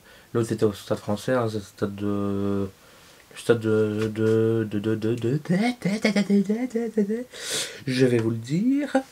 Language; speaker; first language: French; native; French